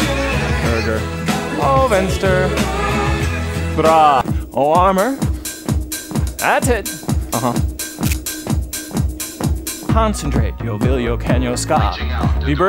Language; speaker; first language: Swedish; non-native, learner; English